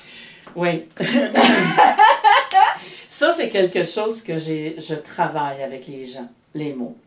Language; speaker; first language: French; native; French